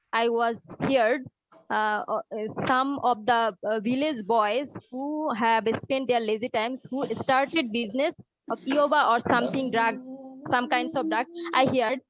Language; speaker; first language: English; non-native, learner; Bangla